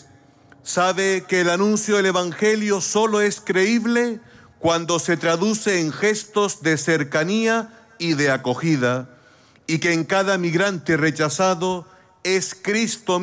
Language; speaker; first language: Spanish; native; Spanish